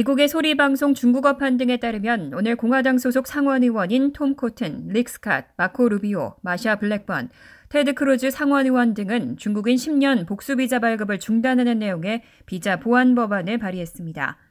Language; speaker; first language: Korean; native; Korean